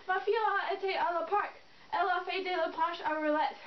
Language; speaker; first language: French; non-native, learner; English